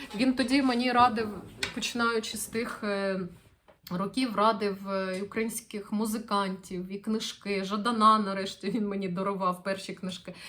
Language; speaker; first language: Ukrainian; non-native, local second language; Russian